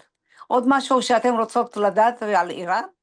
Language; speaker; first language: Hebrew; non-native, fluent; Persian